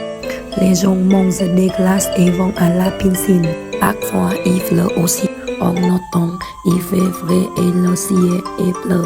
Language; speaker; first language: French; non-native, learner; Vietnamese